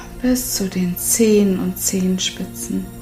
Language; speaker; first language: German; native; German